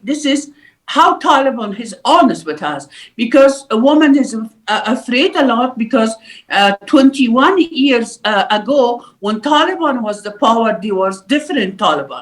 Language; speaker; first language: English; non-native, learner; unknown